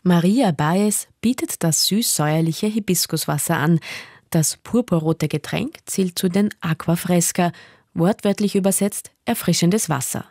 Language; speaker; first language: German; native; German